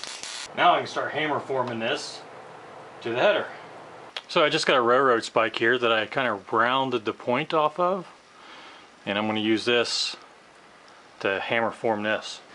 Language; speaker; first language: English; native; English